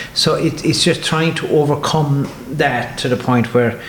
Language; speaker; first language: English; native; English